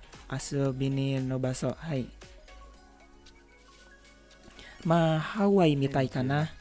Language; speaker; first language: Japanese; non-native, learner; Indonesian